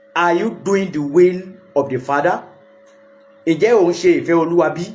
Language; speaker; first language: English; non-native, local second language; Yoruba